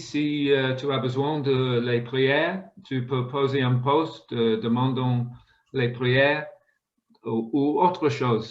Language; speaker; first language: French; non-native, fluent; English